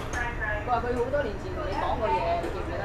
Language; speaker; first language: Cantonese; native; Cantonese